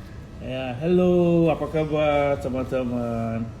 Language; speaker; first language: Indonesian; non-native, fluent; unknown